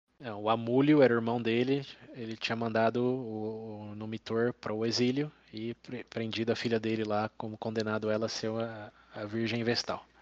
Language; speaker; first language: Portuguese; native; Portuguese